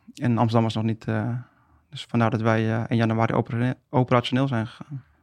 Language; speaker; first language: Dutch; native; Dutch